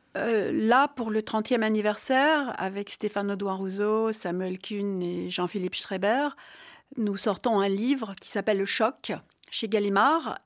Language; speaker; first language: French; native; French